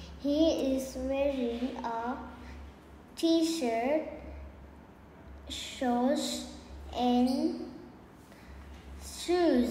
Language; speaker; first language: English; non-native, learner; Vietnamese